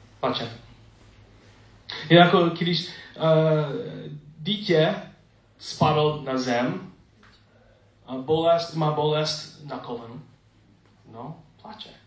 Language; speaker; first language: Czech; non-native, learner; English